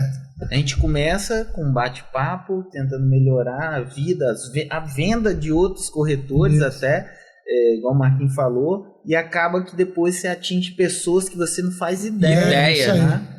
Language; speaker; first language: Portuguese; native; Portuguese